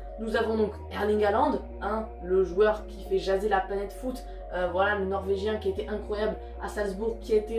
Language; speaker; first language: French; native; French